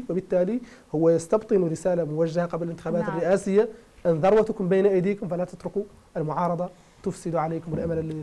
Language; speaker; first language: Arabic; native; Arabic